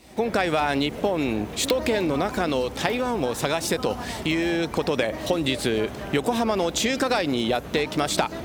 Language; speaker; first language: Japanese; native; Japanese